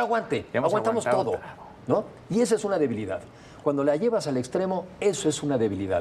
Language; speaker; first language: Spanish; native; Spanish